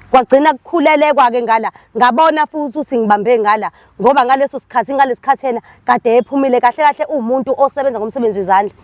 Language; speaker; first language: Zulu; native; Zulu